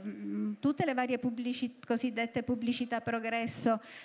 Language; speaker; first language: Italian; native; Italian